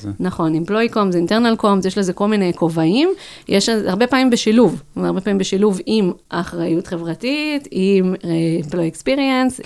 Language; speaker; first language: Hebrew; native; Hebrew